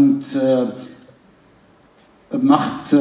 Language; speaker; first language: German; non-native, fluent; Kurdish